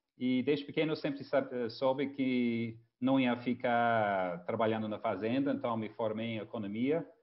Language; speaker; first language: Portuguese; non-native, fluent; English